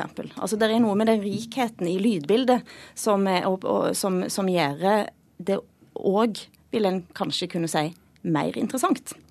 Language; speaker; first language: Norwegian; native; Norwegian